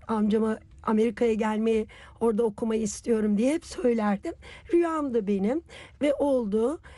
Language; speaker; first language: Turkish; native; Turkish